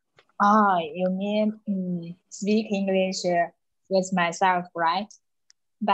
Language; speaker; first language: English; non-native, learner; Chinese